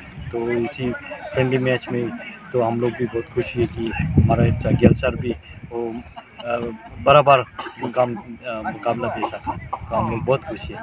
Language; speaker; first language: Hindi; non-native, fluent; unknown